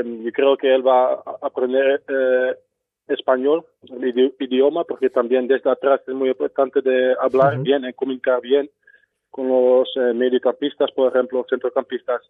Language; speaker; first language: Spanish; non-native, fluent; Dutch